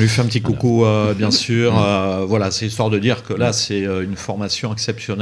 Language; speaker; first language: French; native; French